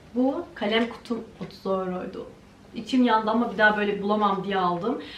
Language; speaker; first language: Turkish; early bilingual, heritage; Turkish